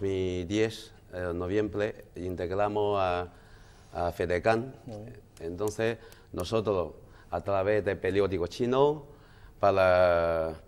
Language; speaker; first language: Spanish; non-native, learner; Chinese